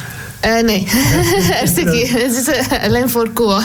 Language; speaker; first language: Dutch; non-native, learner; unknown